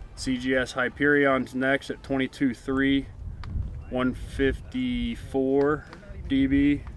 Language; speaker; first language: English; native; English